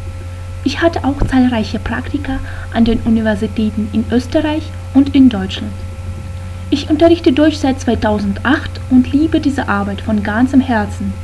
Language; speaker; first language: German; non-native, fluent; Russian